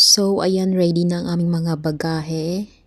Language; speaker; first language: Filipino; native; Filipino